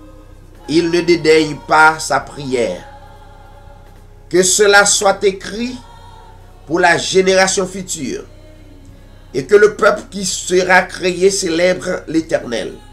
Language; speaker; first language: French; non-native, local second language; Haitian Creole